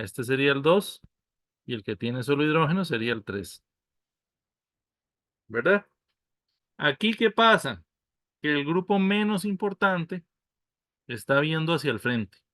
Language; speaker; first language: Spanish; native; Spanish